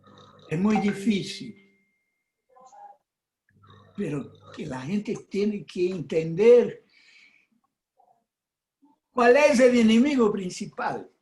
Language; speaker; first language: Spanish; non-native, fluent; Portuguese